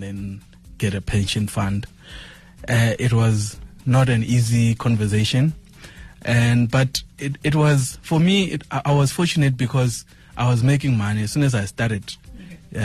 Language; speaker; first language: English; non-native, local second language; Venda